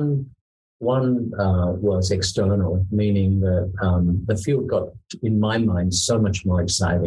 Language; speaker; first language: English; native; English